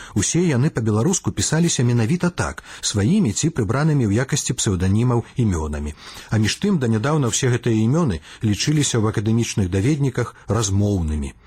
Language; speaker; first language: Belarusian; native; Belarusian